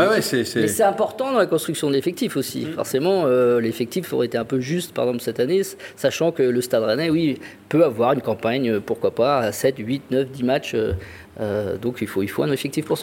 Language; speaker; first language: French; native; French